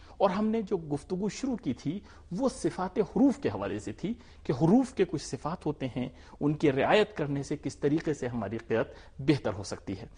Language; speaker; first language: Urdu; native; Urdu